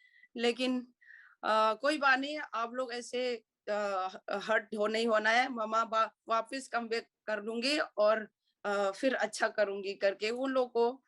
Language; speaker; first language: Hindi; non-native, local second language; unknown